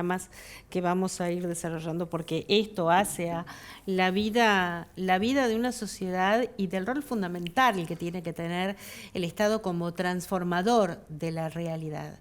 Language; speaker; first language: Spanish; native; Spanish